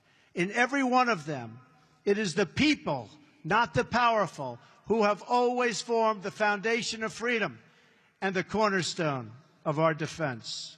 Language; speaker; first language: English; native; English